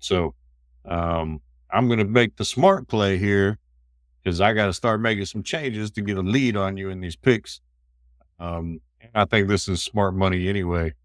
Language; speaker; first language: English; native; English